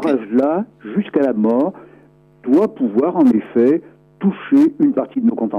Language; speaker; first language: French; native; French